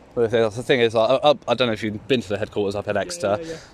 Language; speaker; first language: English; native; English